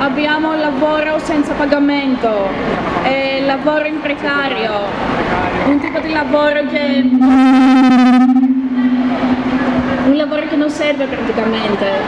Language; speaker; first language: Italian; non-native, learner; Greek